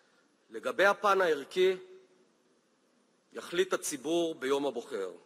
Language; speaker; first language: Hebrew; native; Hebrew